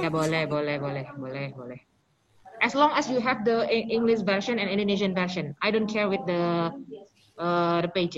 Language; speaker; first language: English; non-native, local second language; Indonesian